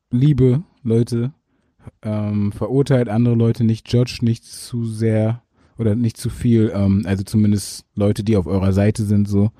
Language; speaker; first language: German; early bilingual, other home language; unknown